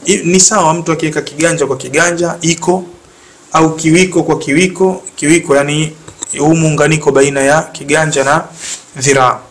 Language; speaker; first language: Swahili; native; Swahili